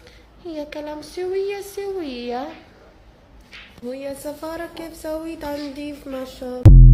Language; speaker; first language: Arabic; non-native, learner; Amharic